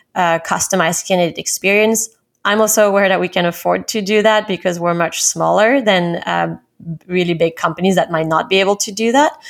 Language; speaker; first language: English; non-native, fluent; French